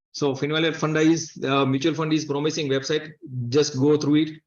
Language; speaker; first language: English; non-native, local second language; Gujarati